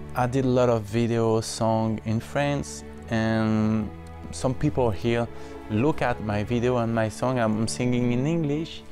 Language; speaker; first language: English; non-native, fluent; French